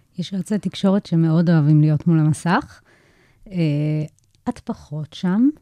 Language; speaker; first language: Hebrew; native; Hebrew